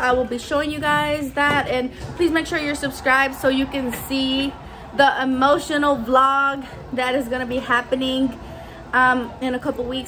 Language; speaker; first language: English; early bilingual, other home language; Spanish